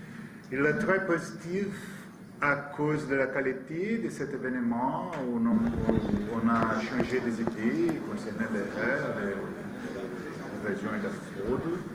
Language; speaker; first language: French; non-native, learner; Portuguese